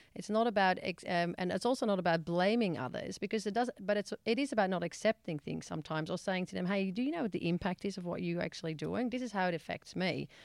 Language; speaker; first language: English; non-native, fluent; Dutch